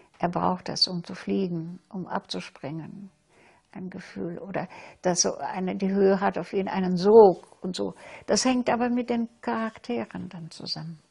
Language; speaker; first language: German; non-native, fluent; Russian